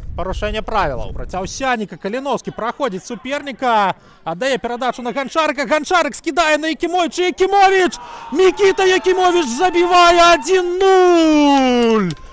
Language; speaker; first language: Belarusian; native; Belarusian